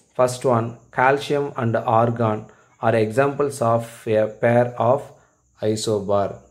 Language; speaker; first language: English; non-native, local second language; Tamil